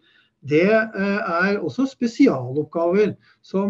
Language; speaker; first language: Norwegian; native; Norwegian